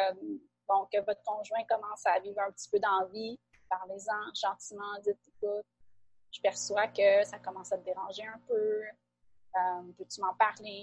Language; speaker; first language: French; native; French